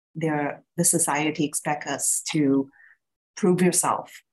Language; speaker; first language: English; early bilingual, other home language; Thai